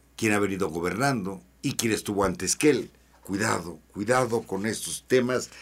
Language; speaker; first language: Spanish; native; Spanish